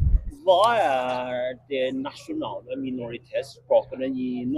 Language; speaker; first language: Norwegian; non-native, learner; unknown